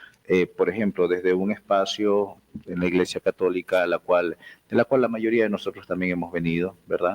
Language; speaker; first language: Spanish; native; Spanish